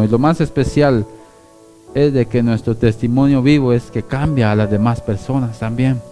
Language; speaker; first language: Spanish; native; Spanish